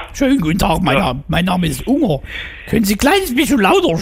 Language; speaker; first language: German; native; German